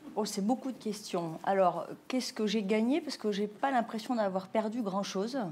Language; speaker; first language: French; native; French